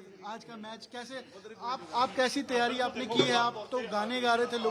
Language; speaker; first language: Hindi; native; Hindi